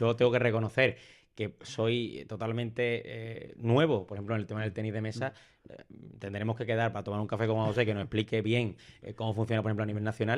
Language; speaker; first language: Spanish; native; Spanish